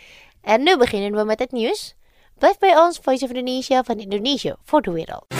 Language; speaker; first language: Dutch; non-native, fluent; Indonesian